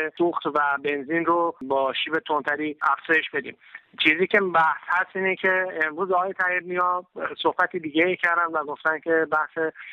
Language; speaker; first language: Persian; native; Persian